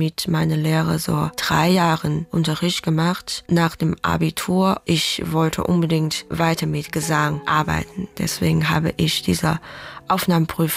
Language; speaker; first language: German; non-native, learner; Chinese